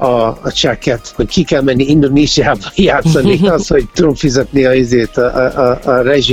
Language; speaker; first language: Hungarian; early bilingual, heritage; Hungarian